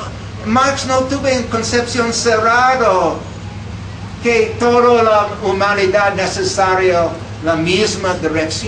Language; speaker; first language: Spanish; non-native, fluent; English